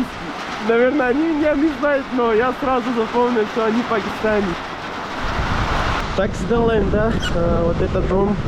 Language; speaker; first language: Russian; non-native, learner; Urdu